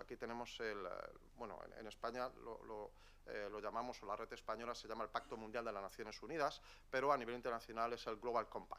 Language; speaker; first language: Spanish; native; Spanish